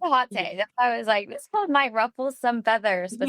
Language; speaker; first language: English; native; English